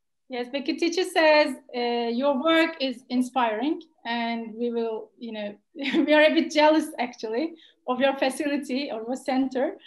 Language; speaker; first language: English; non-native, fluent; Turkish